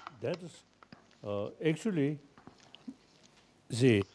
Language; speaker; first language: English; non-native, learner; Tibetan